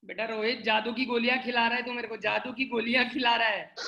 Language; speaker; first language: Hindi; non-native, local second language; Gujarati